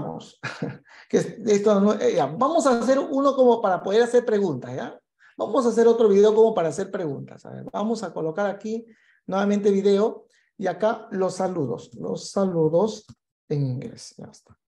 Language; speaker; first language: Spanish; native; Spanish